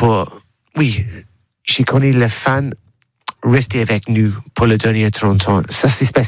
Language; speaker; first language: French; non-native, learner; English